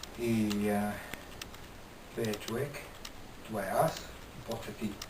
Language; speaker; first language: Bulgarian; non-native, learner; Finnish